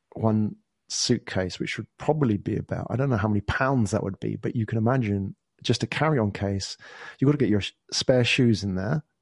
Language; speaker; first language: English; native; English